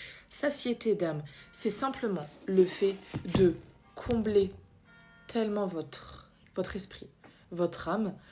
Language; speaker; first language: French; native; French